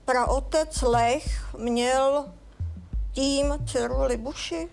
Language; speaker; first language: Czech; native; Czech